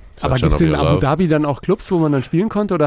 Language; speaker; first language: German; native; German